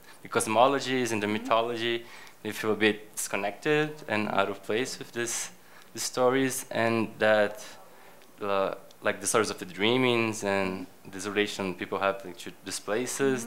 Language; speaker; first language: English; non-native, fluent; Portuguese